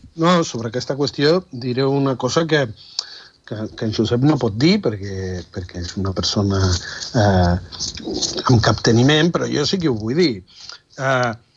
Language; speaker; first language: Catalan; non-native, fluent; Spanish